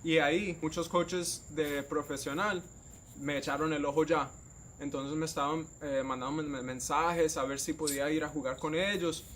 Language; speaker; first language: Spanish; native; Spanish